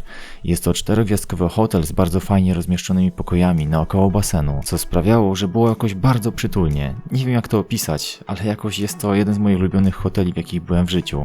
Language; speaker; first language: Polish; native; Polish